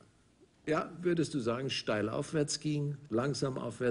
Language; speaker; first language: German; native; German